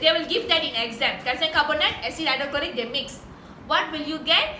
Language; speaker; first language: English; non-native, local second language; Tamil